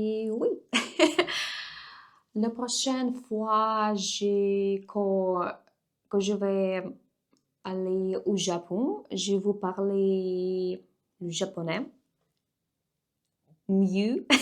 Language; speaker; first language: French; non-native, learner; Russian